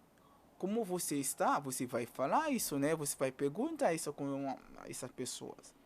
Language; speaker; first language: Portuguese; non-native, fluent; Haitian Creole